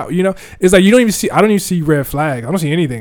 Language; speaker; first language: English; native; English